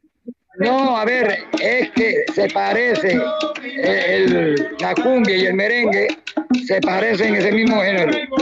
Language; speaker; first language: Spanish; native; Spanish